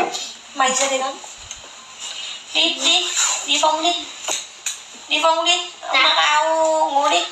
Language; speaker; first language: Vietnamese; non-native, learner; Javanese